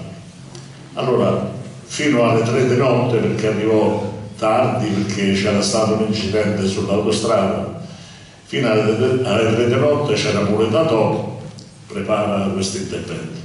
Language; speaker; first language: Italian; native; Italian